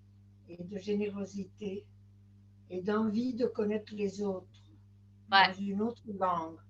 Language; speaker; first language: French; non-native, fluent; Spanish